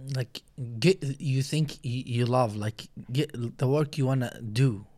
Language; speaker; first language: English; non-native, learner; Arabic